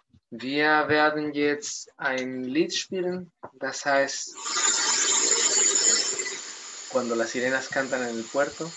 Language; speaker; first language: German; non-native, fluent; Spanish